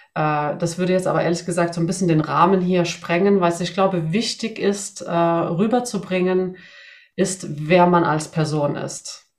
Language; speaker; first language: German; non-native, fluent; Swedish